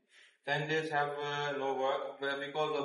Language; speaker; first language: English; non-native, learner; Bangla